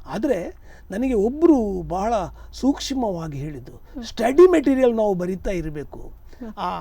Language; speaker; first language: Kannada; native; Kannada